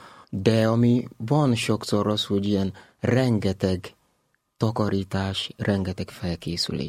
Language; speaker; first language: Hungarian; non-native, learner; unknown